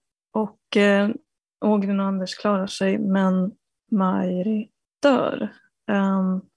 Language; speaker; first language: Swedish; native; Swedish